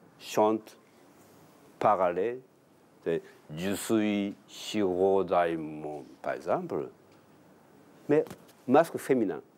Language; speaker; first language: French; non-native, learner; Japanese